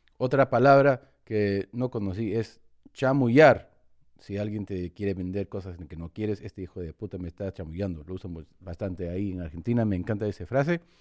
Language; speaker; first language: Spanish; early bilingual, heritage; Spanish